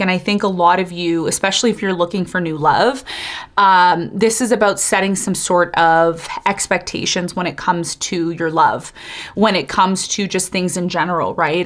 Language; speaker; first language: English; native; English